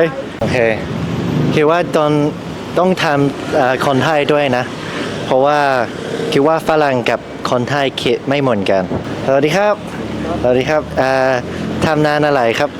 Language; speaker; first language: Thai; non-native, learner; English